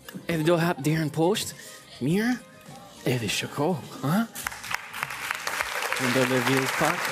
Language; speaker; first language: Albanian; non-native, learner; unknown